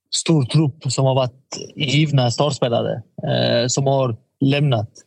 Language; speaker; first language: Swedish; native; Swedish